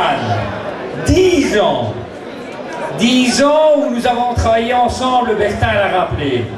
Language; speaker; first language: French; native; French